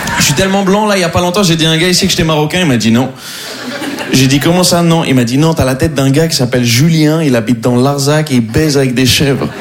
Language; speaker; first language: French; non-native, local second language; Arabic